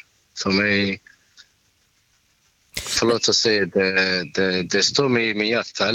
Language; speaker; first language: Swedish; non-native, local second language; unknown